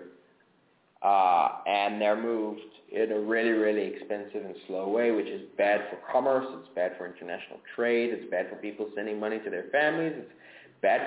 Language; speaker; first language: English; native; English